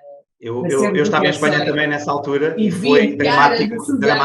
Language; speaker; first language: Portuguese; native; Portuguese